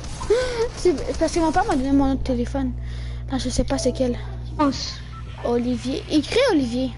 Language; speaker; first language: French; native; French